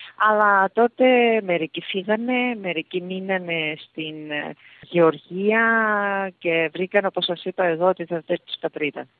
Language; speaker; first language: Greek; early bilingual, heritage; Greek